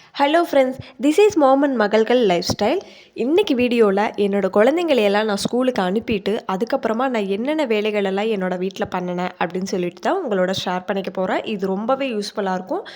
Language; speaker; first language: Tamil; native; Tamil